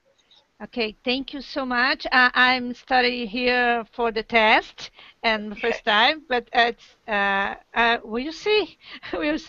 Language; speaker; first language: English; non-native, learner; Portuguese